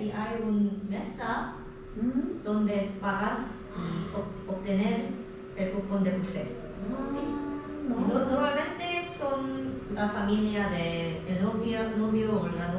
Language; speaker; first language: Spanish; non-native, learner; Korean